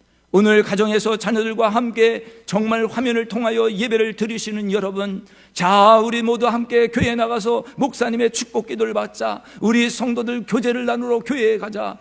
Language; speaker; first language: Korean; native; Korean